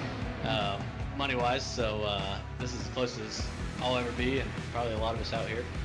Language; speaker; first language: English; native; English